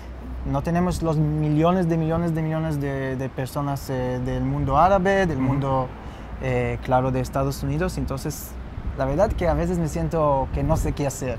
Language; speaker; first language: Spanish; non-native, fluent; Hebrew